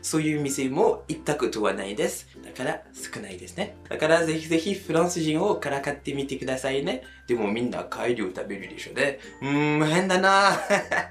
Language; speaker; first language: Japanese; non-native, fluent; French